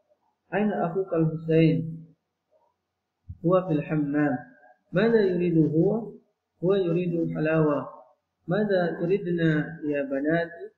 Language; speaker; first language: Arabic; non-native, fluent; Indonesian